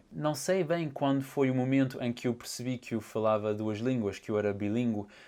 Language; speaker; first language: Portuguese; early bilingual, heritage; Portuguese